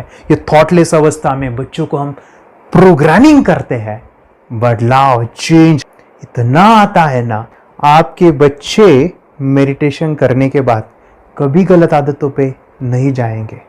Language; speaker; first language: Hindi; native; Hindi